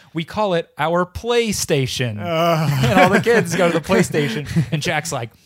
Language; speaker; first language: English; native; English